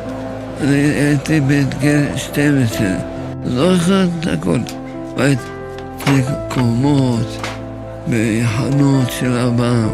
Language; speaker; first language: Hebrew; early bilingual, other home language; Arabic